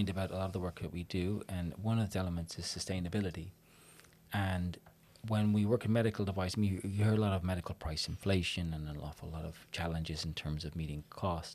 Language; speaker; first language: English; native; English